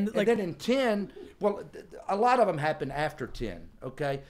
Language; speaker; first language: English; native; English